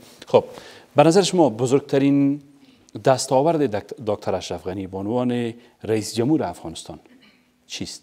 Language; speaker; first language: Persian; native; Persian